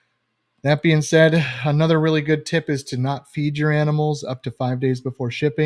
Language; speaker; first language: English; native; English